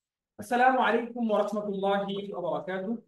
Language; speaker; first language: Arabic; non-native, fluent; Bangla